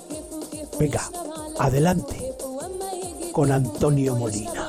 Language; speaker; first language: Spanish; native; Spanish